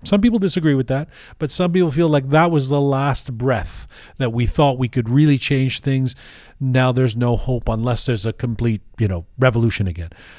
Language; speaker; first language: English; early bilingual, other home language; Persian